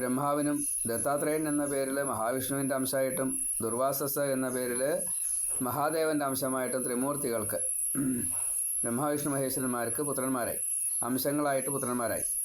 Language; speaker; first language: Malayalam; native; Malayalam